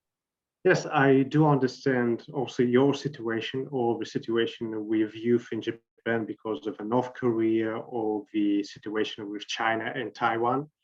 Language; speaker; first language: English; non-native, fluent; Russian